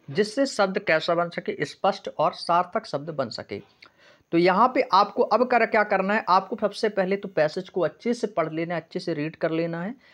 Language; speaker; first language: Hindi; native; Hindi